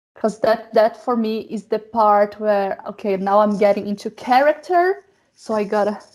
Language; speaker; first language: English; non-native, fluent; Portuguese